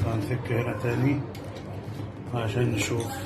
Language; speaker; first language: Arabic; native; Arabic